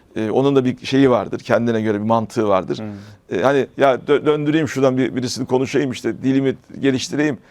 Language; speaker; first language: Turkish; native; Turkish